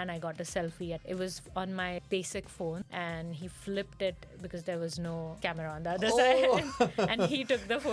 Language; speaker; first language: English; non-native, local second language; Marathi